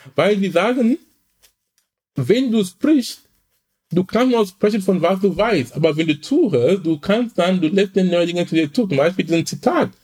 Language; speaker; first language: German; non-native, fluent; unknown